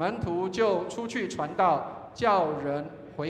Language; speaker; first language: Chinese; native; Chinese